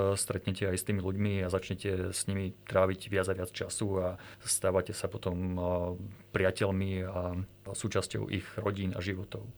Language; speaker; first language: Slovak; native; Slovak